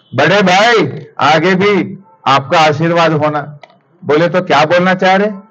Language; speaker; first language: Hindi; non-native, local second language; Telugu